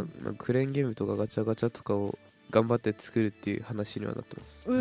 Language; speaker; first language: Japanese; native; Japanese